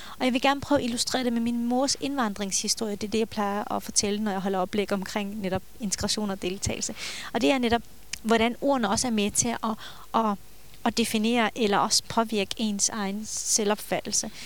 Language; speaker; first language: Danish; early bilingual, other home language; Turkish